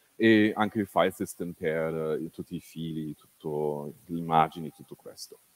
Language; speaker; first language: Italian; non-native, fluent; German